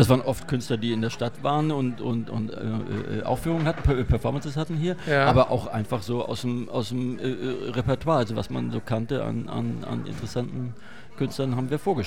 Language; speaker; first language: German; native; German